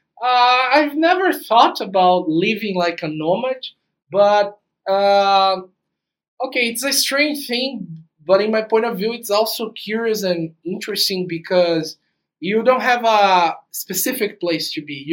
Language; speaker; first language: English; non-native, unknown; Portuguese